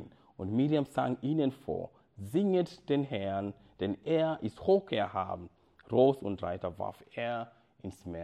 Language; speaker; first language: German; non-native, fluent; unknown